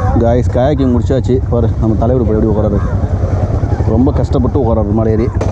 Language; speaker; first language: Tamil; native; Tamil